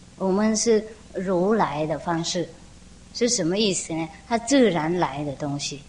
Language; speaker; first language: Chinese; non-native, fluent; Vietnamese